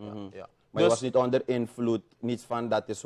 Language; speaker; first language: Dutch; native; Dutch